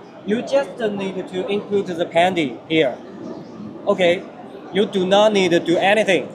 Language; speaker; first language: English; non-native, learner; Chinese